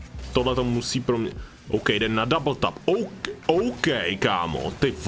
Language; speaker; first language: Czech; native; Czech